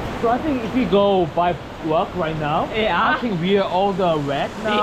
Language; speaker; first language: English; non-native, learner; Korean